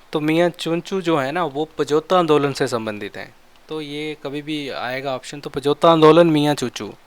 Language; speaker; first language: Hindi; non-native, local second language; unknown